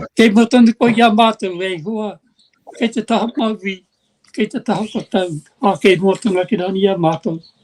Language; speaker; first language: Māori; native; Māori